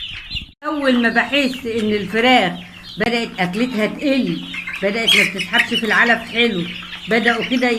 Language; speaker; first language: Arabic; native; Arabic